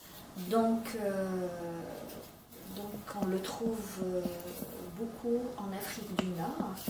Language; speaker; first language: French; non-native, local second language; Arabic